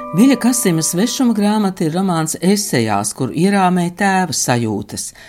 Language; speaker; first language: Latvian; native; Latvian